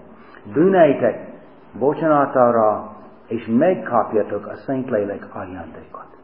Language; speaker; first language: Hungarian; non-native, fluent; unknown